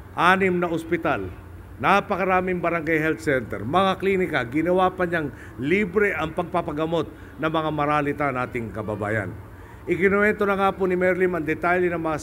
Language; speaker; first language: Filipino; native; Filipino